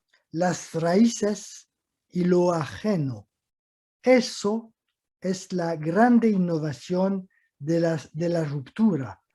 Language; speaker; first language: Spanish; non-native, fluent; French